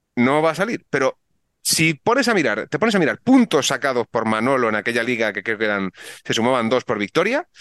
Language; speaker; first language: Spanish; native; Spanish